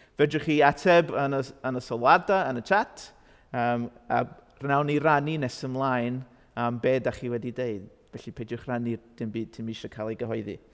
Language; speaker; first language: Welsh; non-native, fluent; English